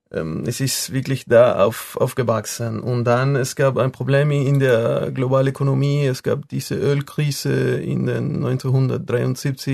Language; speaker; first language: German; non-native, fluent; Spanish